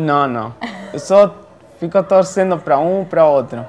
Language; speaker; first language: Portuguese; non-native, fluent; Spanish